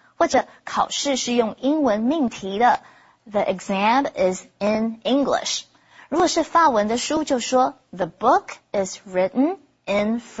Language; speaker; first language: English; non-native, fluent; Chinese